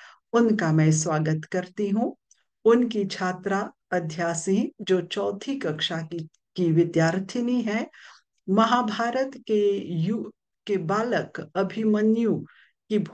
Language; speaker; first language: Hindi; non-native, local second language; Morisyen